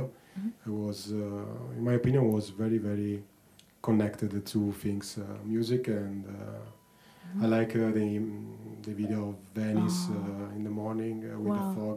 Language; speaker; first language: English; non-native, learner; Italian